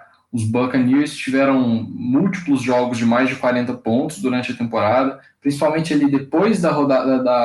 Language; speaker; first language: Portuguese; native; Portuguese